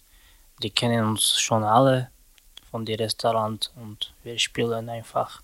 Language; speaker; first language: German; non-native, learner; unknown